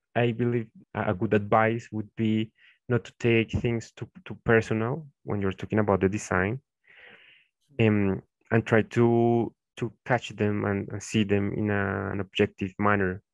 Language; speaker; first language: English; non-native, fluent; Spanish